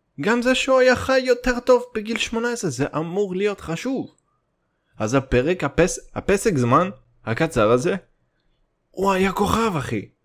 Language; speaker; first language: Hebrew; native; Hebrew